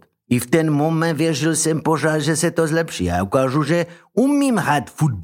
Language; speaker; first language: Czech; non-native, learner; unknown